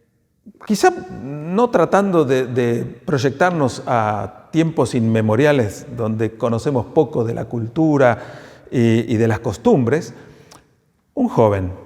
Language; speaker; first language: Spanish; native; Spanish